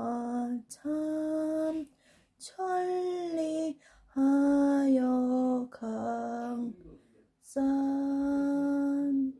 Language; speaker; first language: Korean; non-native, learner; Thai